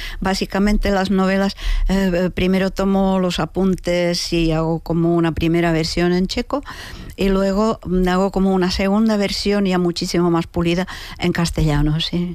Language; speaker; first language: Spanish; non-native, fluent; Czech